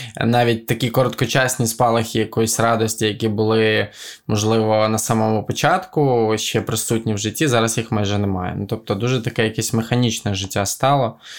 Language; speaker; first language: Ukrainian; native; Ukrainian